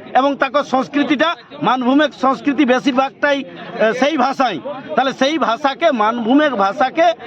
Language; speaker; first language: Bangla; non-native, local second language; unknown